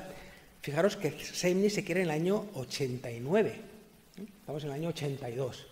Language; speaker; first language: Spanish; native; Spanish